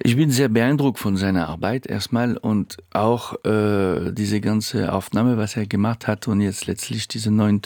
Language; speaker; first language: German; non-native, fluent; French